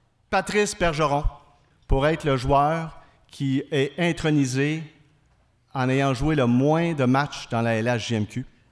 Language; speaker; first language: French; native; French